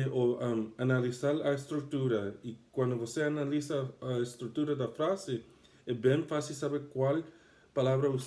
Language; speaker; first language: Portuguese; non-native, fluent; English